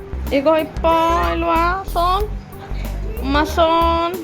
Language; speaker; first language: Korean; non-native, learner; Spanish